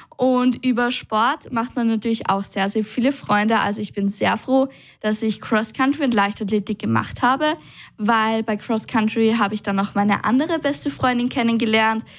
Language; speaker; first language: German; native; German